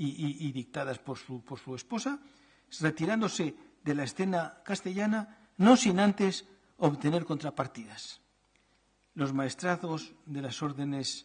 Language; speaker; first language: Spanish; native; Spanish